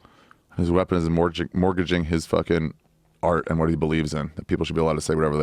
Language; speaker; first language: English; native; English